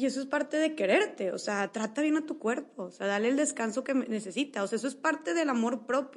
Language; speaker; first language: Spanish; native; Spanish